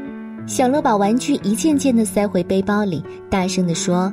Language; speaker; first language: Chinese; native; Chinese